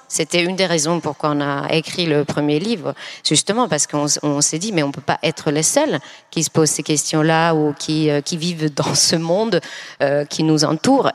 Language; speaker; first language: French; non-native, fluent; Finnish